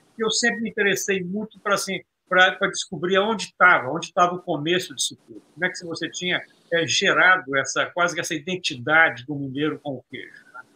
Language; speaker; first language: Portuguese; native; Portuguese